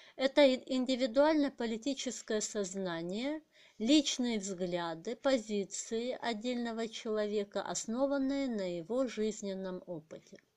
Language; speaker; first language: Russian; non-native, local second language; Kazakh